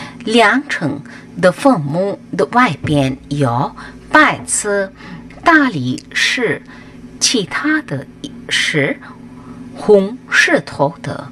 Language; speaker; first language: Chinese; non-native, fluent; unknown